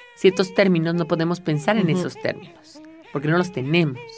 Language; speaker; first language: Spanish; native; Spanish